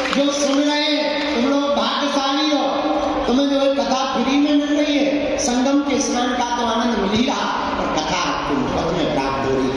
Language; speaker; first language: Hindi; native; Hindi